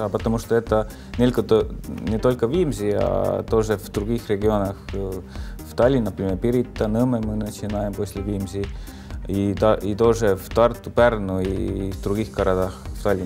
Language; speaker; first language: Russian; non-native, local second language; Estonian